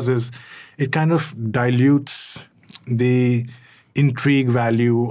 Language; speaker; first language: English; non-native, local second language; Hindi